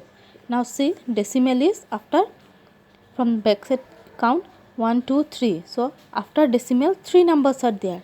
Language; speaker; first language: English; non-native, local second language; Assamese